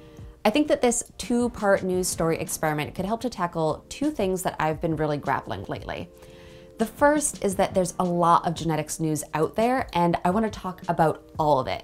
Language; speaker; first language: English; native; English